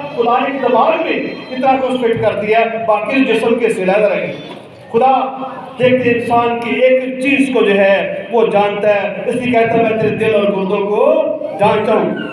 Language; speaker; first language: Urdu; non-native, local second language; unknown